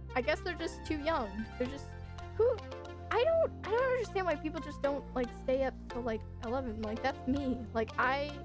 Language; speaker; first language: English; native; English